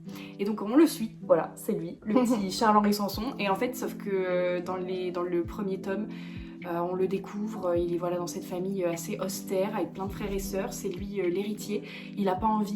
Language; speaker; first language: French; native; French